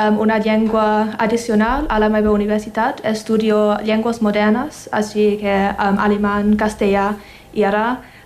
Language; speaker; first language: Catalan; non-native, fluent; English